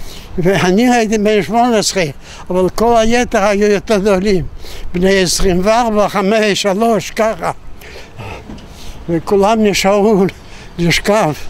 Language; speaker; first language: Hebrew; non-native, fluent; Yiddish